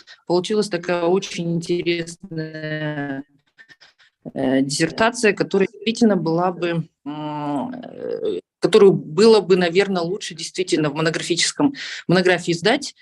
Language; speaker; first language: Russian; native; Russian